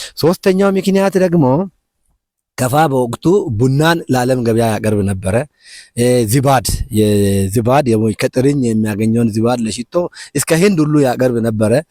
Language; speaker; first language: Amharic; non-native, local second language; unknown